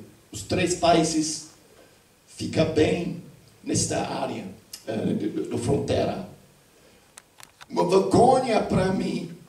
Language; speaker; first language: Portuguese; non-native, fluent; English